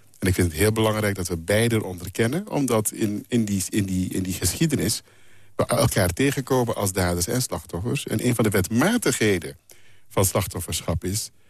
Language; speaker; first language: Dutch; non-native, local second language; Papiamento